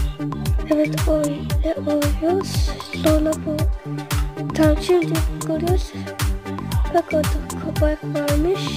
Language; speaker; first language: Turkish; non-native, learner; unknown